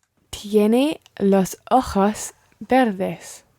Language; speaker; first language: Spanish; non-native, learner; English